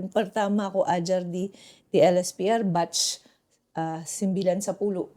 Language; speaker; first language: Indonesian; non-native, fluent; Filipino